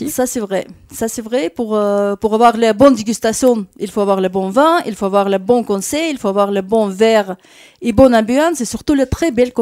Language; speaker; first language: French; non-native, fluent; Russian